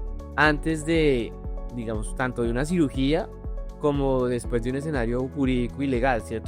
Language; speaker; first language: Spanish; native; Spanish